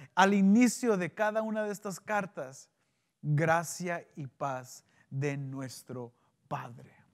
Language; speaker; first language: Spanish; early bilingual, heritage; Spanish